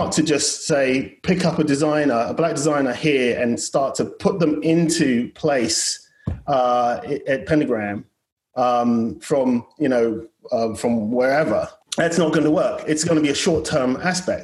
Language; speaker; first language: English; native; English